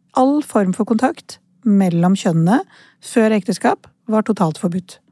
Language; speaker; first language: Norwegian; early bilingual, other home language; Urdu